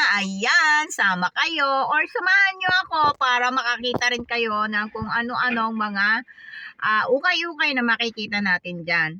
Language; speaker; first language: Filipino; native; Filipino